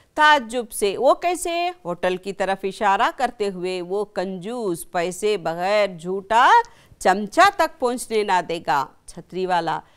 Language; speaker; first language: Urdu; native; Urdu